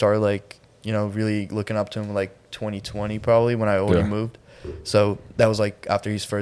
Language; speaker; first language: English; non-native, fluent; Ukrainian